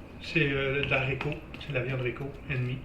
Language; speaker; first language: French; native; French